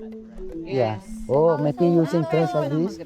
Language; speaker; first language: English; non-native, learner; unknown